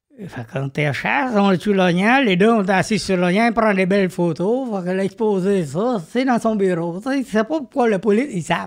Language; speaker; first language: French; non-native, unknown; Vietnamese